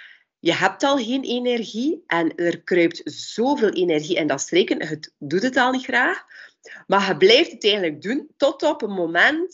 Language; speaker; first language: Dutch; native; Dutch